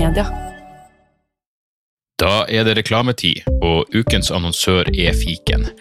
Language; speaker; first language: Norwegian; native; Norwegian